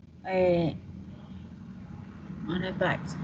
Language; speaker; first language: English; non-native, learner; Spanish